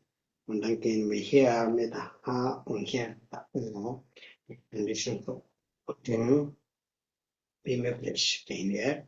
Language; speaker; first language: German; non-native, learner; Tibetan